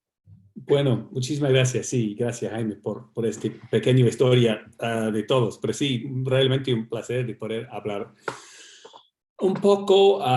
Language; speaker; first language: Spanish; non-native, fluent; English